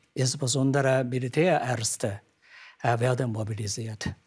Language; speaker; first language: German; non-native, fluent; Chinese